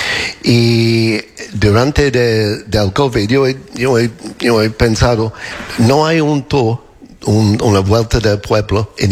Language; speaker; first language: Spanish; non-native, learner; English